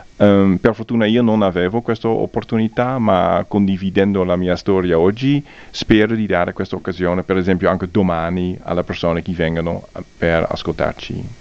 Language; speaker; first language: Italian; non-native, fluent; Dutch